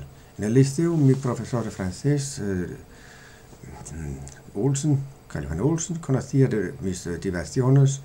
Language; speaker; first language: Spanish; non-native, fluent; Danish